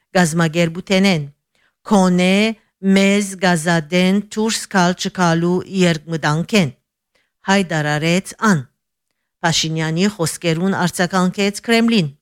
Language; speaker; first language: Armenian; early bilingual, heritage; Armenian